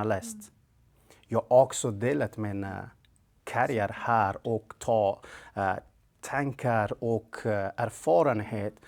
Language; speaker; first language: Swedish; non-native, learner; Persian